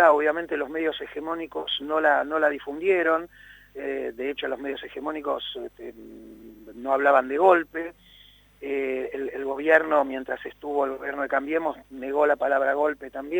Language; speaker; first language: Spanish; native; Spanish